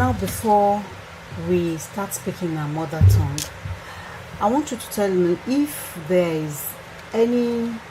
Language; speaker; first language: English; non-native, local second language; Yoruba